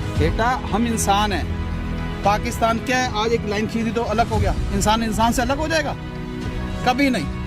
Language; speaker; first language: Hindi; native; Hindi